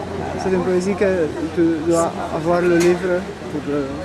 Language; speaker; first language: French; non-native, fluent; Romanian